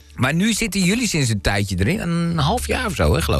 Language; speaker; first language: Dutch; native; Dutch